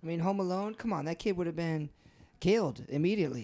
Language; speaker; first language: English; early bilingual, other home language; Spanish